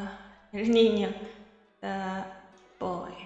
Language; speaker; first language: Spanish; non-native, learner; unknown